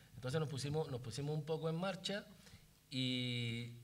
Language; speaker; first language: Spanish; native; Spanish